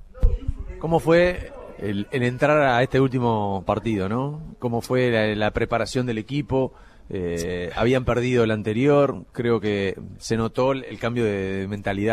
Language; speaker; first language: Spanish; native; Spanish